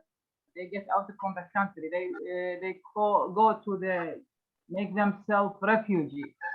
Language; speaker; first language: English; non-native, learner; Arabic